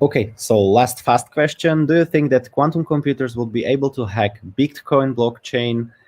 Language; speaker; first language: English; non-native, fluent; Slovak